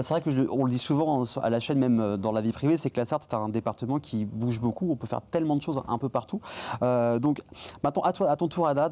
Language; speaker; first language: French; native; French